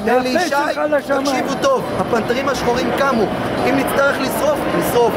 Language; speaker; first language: Hebrew; native; Hebrew